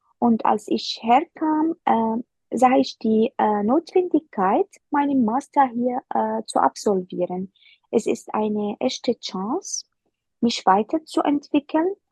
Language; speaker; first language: German; non-native, fluent; Arabic